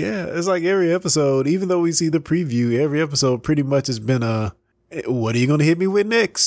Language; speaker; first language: English; native; English